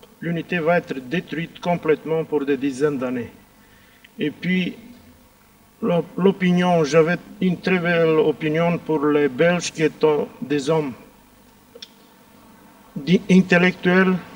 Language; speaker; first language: French; non-native, fluent; Bulgarian